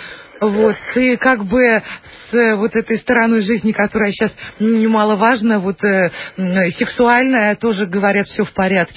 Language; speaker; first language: Russian; native; Russian